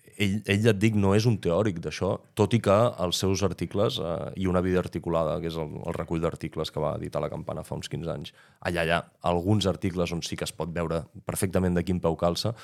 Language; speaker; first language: Catalan; native; Catalan